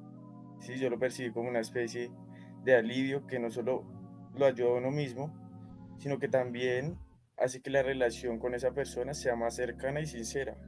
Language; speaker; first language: Spanish; native; Spanish